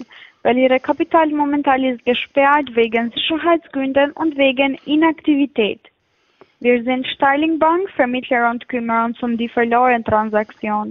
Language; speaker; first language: German; non-native, fluent; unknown